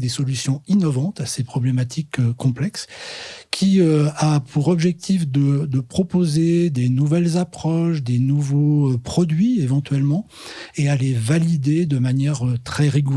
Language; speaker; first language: French; native; French